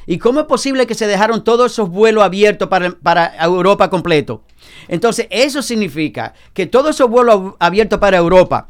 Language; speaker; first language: Spanish; native; Spanish